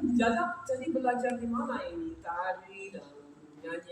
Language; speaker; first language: Indonesian; non-native, fluent; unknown